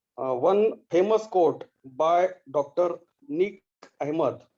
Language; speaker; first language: English; non-native, local second language; Marathi